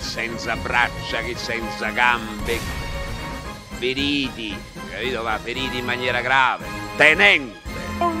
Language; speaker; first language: Italian; native; Italian